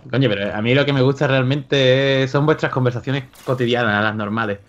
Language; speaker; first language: Spanish; native; Spanish